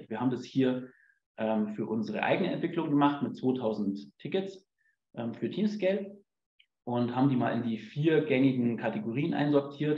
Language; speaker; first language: German; native; German